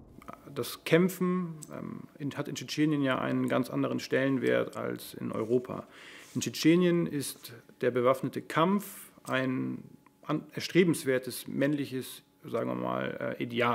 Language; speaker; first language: German; native; German